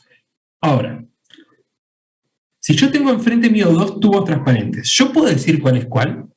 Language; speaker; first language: Spanish; native; Spanish